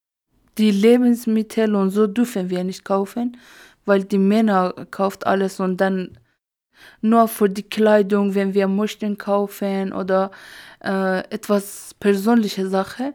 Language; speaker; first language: German; non-native, learner; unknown